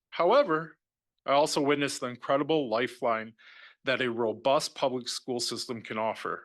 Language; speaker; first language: English; native; English